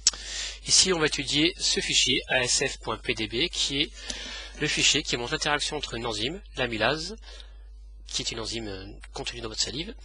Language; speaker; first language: French; native; French